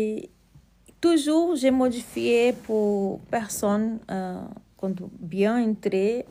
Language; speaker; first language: French; non-native, learner; Portuguese